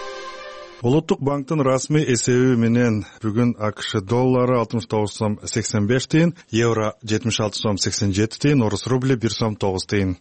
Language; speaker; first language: Kyrgyz; native; Kyrgyz